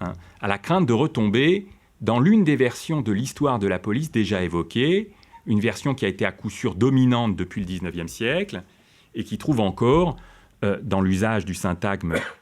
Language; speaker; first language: French; native; French